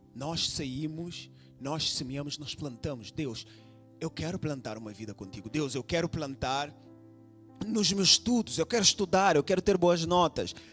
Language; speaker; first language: Portuguese; non-native, local second language; Kabuverdianu